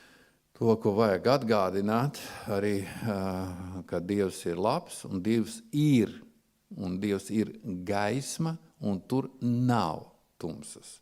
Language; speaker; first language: Latvian; non-native, local second language; Russian